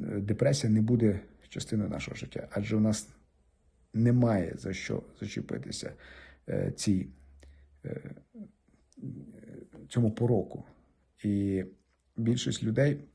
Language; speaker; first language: Ukrainian; native; Ukrainian